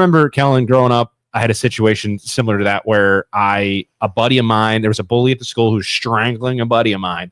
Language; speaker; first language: English; native; English